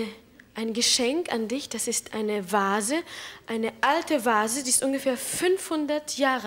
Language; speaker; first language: German; early bilingual, other home language; Greek